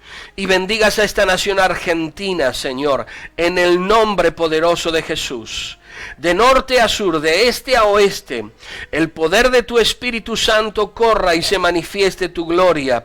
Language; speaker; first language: Spanish; native; Spanish